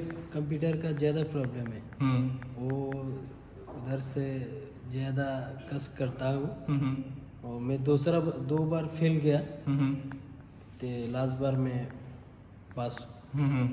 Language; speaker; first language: Hindi; non-native, learner; Bangla